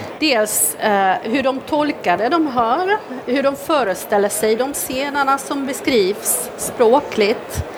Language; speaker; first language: Swedish; non-native, fluent; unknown